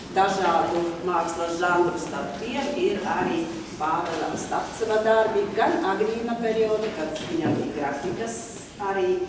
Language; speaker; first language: Latvian; native; Latvian